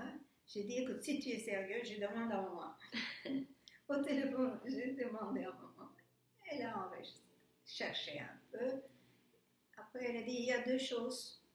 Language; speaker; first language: French; non-native, fluent; Turkish